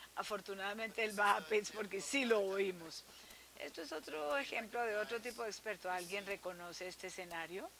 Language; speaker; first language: Spanish; non-native, fluent; English